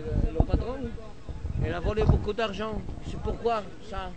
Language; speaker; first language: French; non-native, learner; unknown